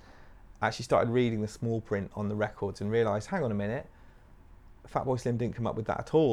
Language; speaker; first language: English; native; English